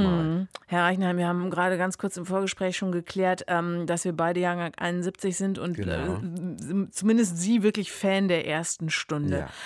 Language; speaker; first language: German; native; German